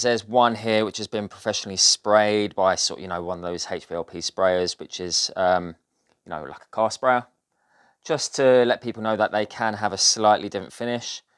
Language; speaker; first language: English; native; English